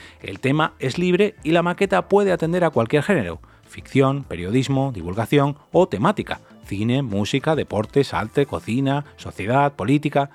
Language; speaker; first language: Spanish; native; Spanish